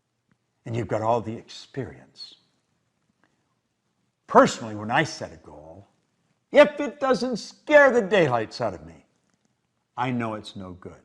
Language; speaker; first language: English; native; English